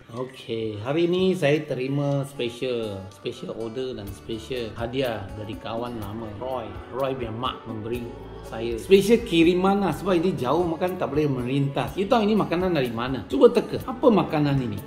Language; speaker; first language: Malay; non-native, local second language; Chinese